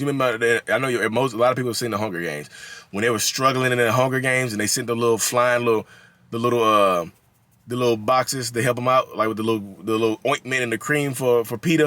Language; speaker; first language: English; native; English